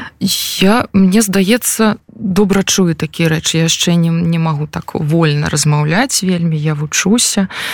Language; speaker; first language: Belarusian; non-native, local second language; Russian